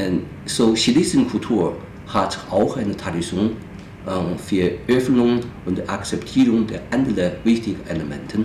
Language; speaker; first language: German; non-native, fluent; Chinese